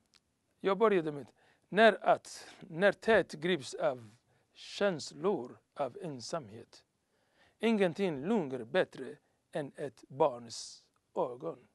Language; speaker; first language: Swedish; non-native, learner; Somali